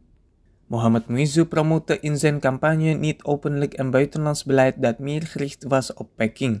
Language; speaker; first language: Dutch; non-native, fluent; Indonesian